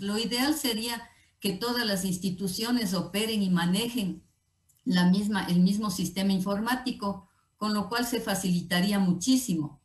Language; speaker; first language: Spanish; native; Spanish